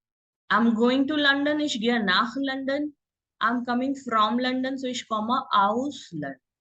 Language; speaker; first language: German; non-native, learner; Hindi